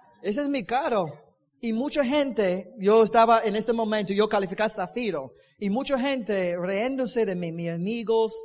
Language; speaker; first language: Spanish; non-native, learner; English